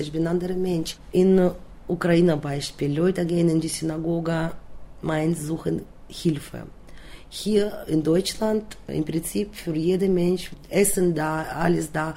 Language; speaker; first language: German; non-native, learner; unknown